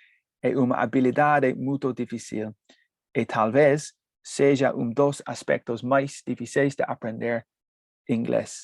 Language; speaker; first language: Spanish; non-native, learner; English